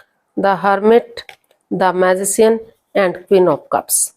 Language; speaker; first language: Hindi; native; Hindi